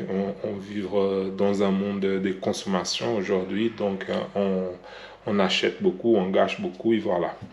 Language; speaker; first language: French; non-native, learner; Portuguese